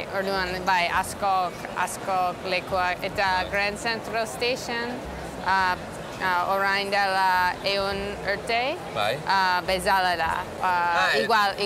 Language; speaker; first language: Basque; non-native, learner; English